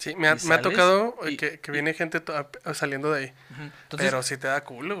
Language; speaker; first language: Spanish; native; Spanish